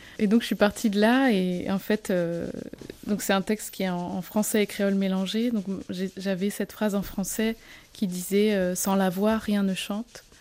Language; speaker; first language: French; native; French